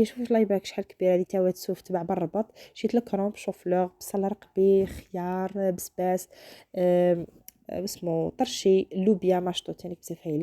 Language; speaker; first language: Arabic; native; Arabic